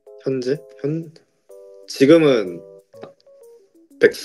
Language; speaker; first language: Korean; native; Korean